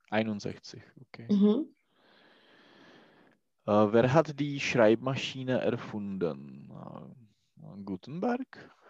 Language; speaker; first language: German; non-native, learner; Czech